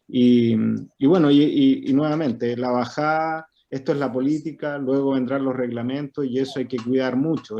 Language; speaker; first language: Spanish; native; Spanish